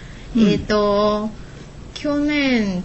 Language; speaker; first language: Japanese; non-native, learner; Chinese